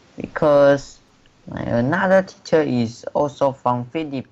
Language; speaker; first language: English; non-native, learner; Chinese